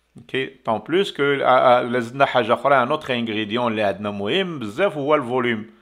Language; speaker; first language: French; non-native, local second language; Arabic